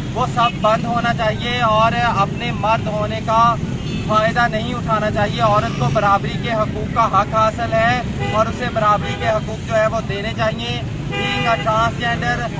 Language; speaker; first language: Urdu; non-native, local second language; Punjabi